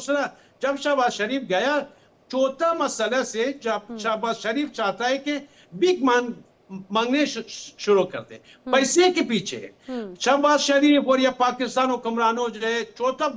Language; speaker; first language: Hindi; non-native, fluent; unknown